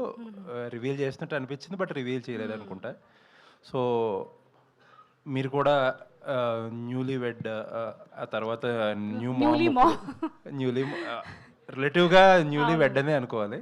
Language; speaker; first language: Telugu; native; Telugu